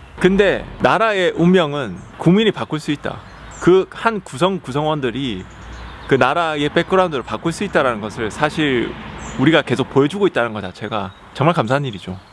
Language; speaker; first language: Korean; native; Korean